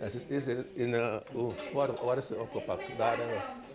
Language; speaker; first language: Dutch; non-native, local second language; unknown